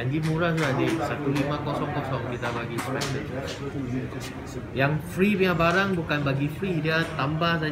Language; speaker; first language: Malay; non-native, local second language; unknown